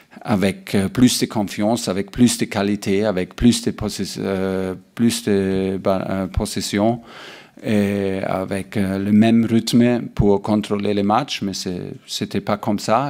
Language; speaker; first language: French; non-native, learner; German